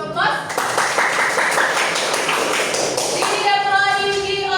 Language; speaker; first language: English; non-native, learner; Indonesian